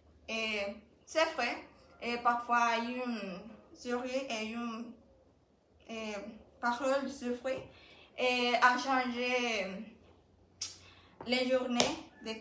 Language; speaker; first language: French; non-native, learner; Spanish